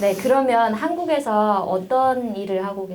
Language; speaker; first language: Korean; native; Korean